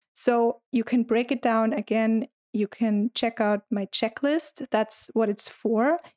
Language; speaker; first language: English; non-native, fluent; German